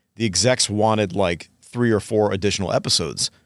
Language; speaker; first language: English; native; English